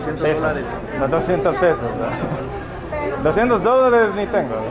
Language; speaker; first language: Spanish; non-native, fluent; English